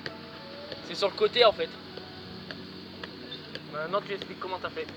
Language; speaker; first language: French; native; French